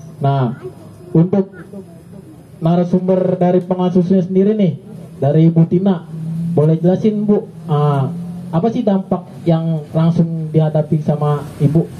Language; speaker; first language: Indonesian; native; Indonesian